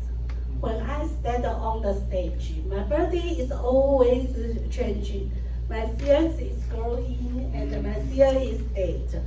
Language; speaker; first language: English; non-native, learner; Chinese